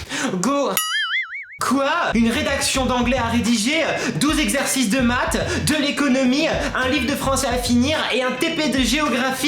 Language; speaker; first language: French; native; French